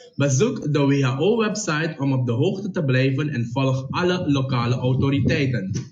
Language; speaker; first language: Dutch; native; Dutch